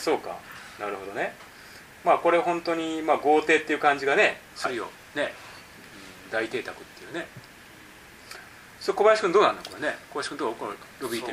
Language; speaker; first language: Japanese; native; Japanese